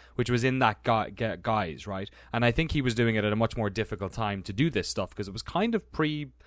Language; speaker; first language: English; native; English